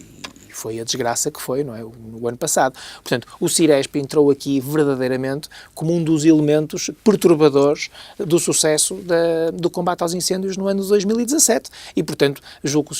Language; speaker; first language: Portuguese; native; Portuguese